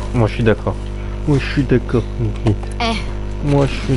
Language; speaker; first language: French; native; French